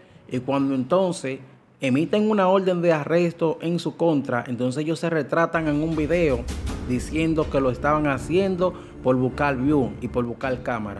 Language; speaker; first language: Spanish; native; Spanish